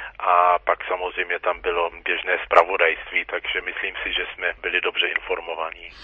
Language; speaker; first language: Czech; early bilingual, heritage; Czech